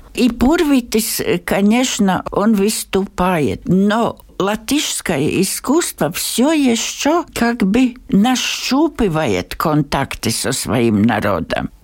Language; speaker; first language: Russian; native; Russian